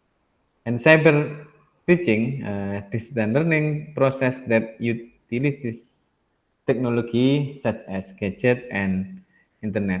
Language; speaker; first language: English; non-native, learner; Indonesian